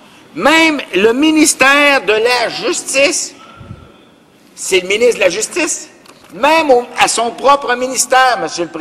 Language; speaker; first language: French; native; French